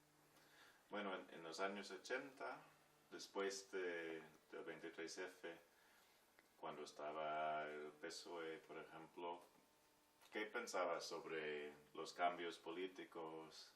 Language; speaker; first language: Spanish; non-native, fluent; English